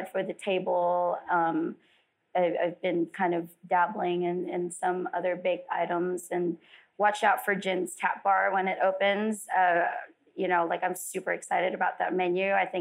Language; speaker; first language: English; non-native, local second language; Filipino